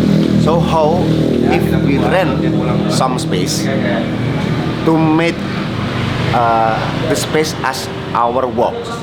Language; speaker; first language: English; non-native, learner; Indonesian